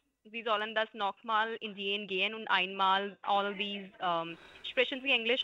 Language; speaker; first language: German; non-native, learner; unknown